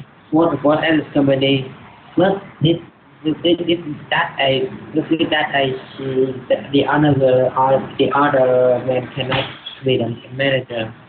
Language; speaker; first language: English; non-native, learner; Vietnamese